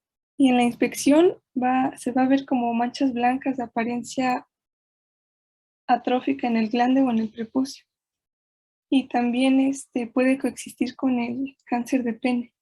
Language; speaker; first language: Spanish; native; Spanish